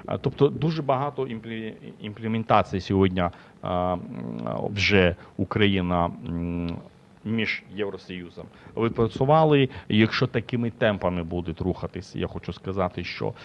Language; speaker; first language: Ukrainian; non-native, local second language; Russian